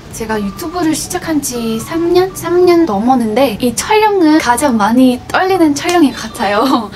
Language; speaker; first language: Korean; non-native, fluent; Vietnamese